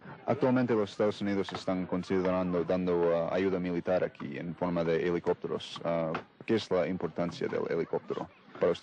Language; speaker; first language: Spanish; non-native, fluent; English